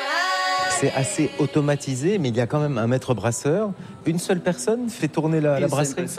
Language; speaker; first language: French; native; French